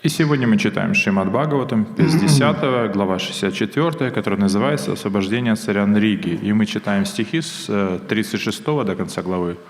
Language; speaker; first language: Russian; native; Russian